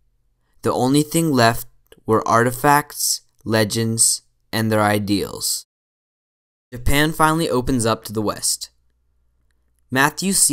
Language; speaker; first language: English; native; English